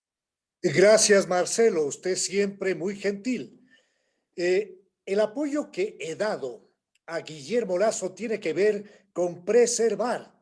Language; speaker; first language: Spanish; native; Spanish